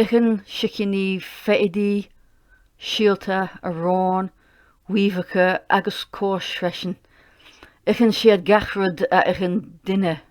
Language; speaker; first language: Irish; non-native, learner; English